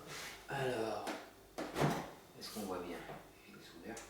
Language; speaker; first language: French; native; French